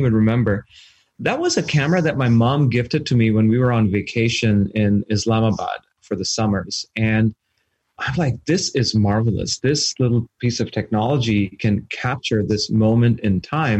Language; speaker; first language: English; non-native, local second language; Urdu